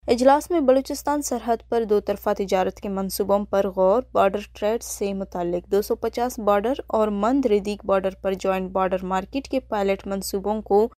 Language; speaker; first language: Urdu; non-native, local second language; Baluchi